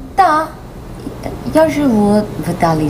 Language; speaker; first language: Russian; non-native, learner; English